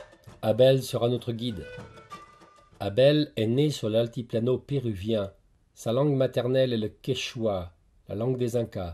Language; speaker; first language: French; native; French